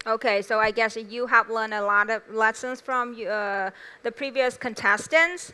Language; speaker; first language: English; non-native, fluent; Vietnamese